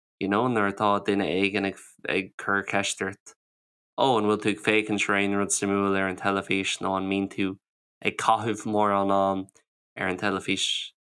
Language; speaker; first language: Irish; non-native, local second language; English